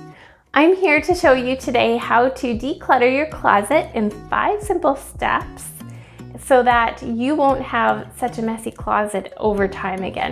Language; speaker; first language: English; native; English